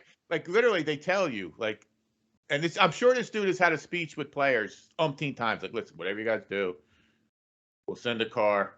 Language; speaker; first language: English; native; English